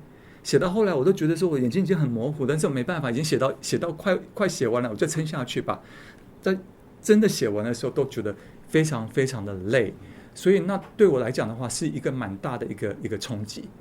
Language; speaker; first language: Chinese; native; Chinese